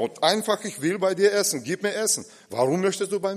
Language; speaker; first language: German; non-native, fluent; Russian